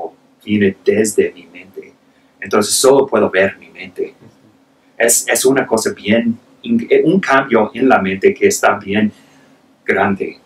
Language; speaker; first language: Spanish; non-native, fluent; English